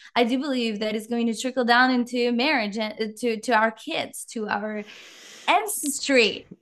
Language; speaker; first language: English; non-native, fluent; Czech